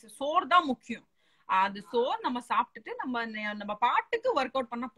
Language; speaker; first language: Tamil; non-native, local second language; Assamese